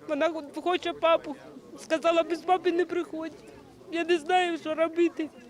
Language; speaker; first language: Ukrainian; native; Ukrainian